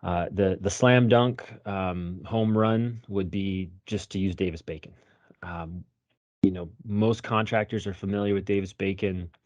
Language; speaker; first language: English; native; English